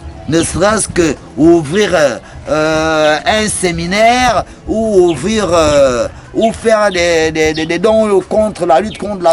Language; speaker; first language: French; non-native, local second language; Fang